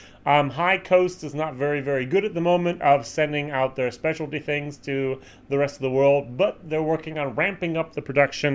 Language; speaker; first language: English; native; English